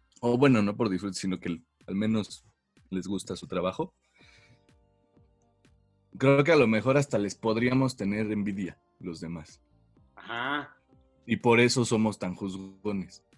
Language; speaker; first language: Spanish; native; Spanish